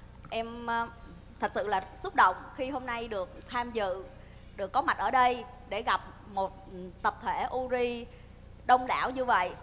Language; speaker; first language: Vietnamese; native; Vietnamese